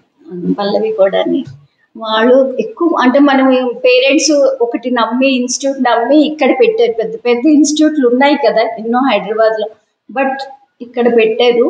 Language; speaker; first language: Telugu; native; Telugu